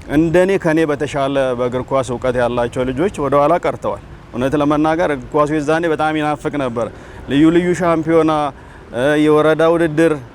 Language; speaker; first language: Amharic; non-native, local second language; Sidamo